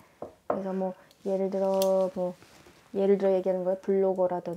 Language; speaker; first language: Korean; native; Korean